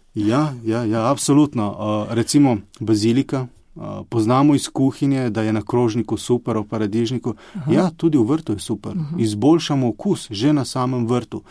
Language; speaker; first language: Slovenian; early bilingual, other home language; Bosnian